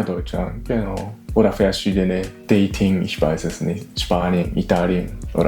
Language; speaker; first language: German; non-native, learner; Japanese